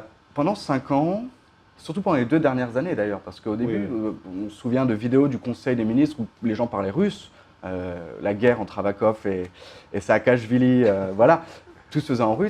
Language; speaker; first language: French; native; French